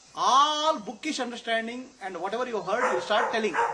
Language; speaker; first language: English; non-native, local second language; Kannada